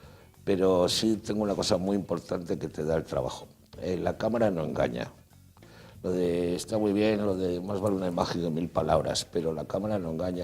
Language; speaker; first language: Spanish; native; Spanish